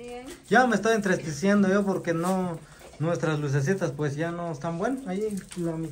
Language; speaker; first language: Spanish; native; Spanish